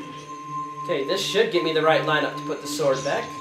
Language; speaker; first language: English; native; English